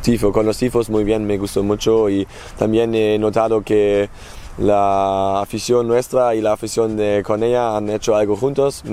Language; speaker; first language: Spanish; non-native, fluent; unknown